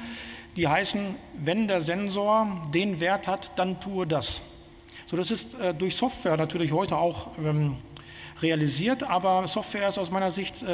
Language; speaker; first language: German; native; German